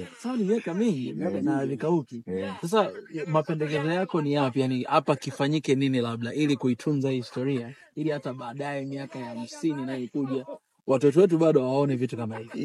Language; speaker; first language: Swahili; native; Swahili